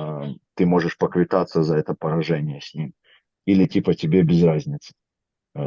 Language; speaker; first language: Russian; native; Russian